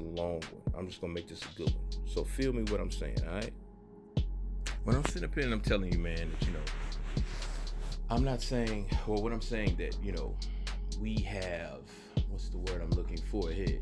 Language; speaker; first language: English; native; English